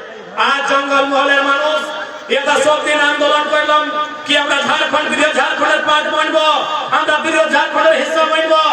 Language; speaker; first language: Bangla; non-native, local second language; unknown